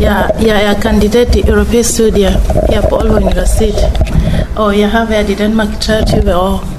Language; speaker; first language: Danish; non-native, fluent; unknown